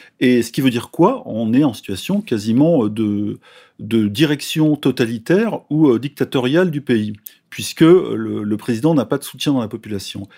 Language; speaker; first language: French; native; French